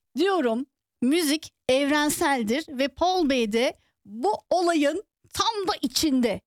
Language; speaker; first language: Turkish; early bilingual, heritage; Turkish